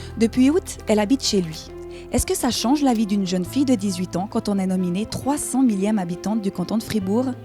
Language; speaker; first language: French; native; French